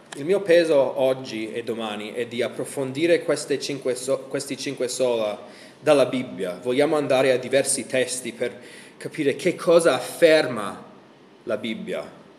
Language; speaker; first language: Italian; non-native, fluent; English